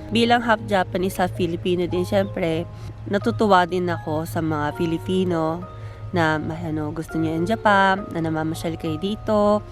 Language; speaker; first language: Filipino; early bilingual, heritage; Filipino